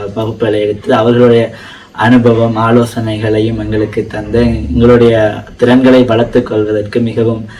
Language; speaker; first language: Tamil; early bilingual, heritage; Tamil